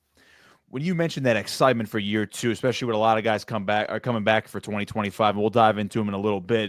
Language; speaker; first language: English; native; English